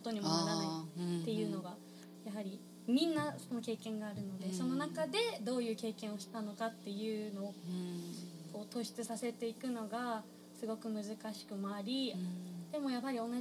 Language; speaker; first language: Japanese; native; Japanese